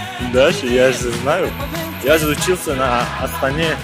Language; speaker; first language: Russian; non-native, local second language; Kazakh